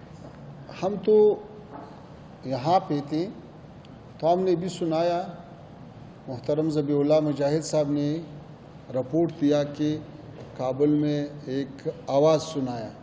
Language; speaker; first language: Hindi; non-native, fluent; Pashto